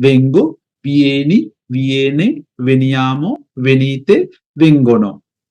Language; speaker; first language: Italian; non-native, fluent; Sinhala